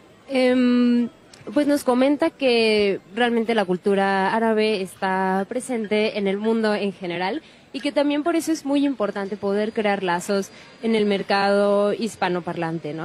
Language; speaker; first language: Spanish; native; Spanish